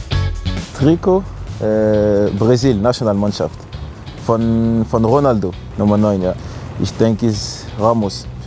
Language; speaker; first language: German; non-native, learner; French